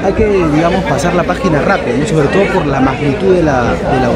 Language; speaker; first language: Spanish; native; Spanish